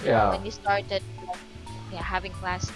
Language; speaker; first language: English; non-native, local second language; Filipino